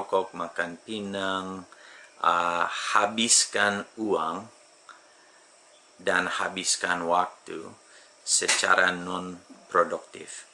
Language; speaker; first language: Indonesian; non-native, fluent; English